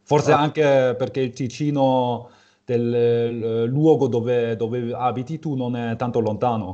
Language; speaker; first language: Italian; non-native, fluent; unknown